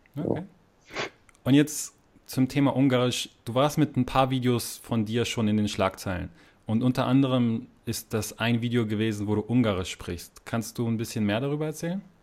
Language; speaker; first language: German; native; German